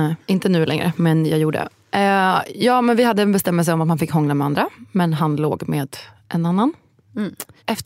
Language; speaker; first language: Swedish; native; Swedish